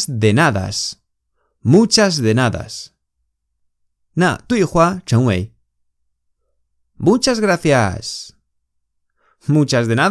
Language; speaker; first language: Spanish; non-native, fluent; Chinese